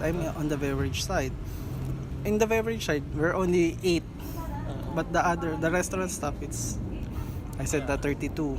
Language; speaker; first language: English; non-native, learner; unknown